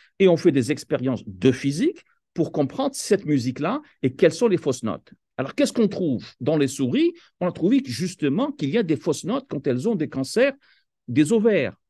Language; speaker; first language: French; non-native, local second language; Kabyle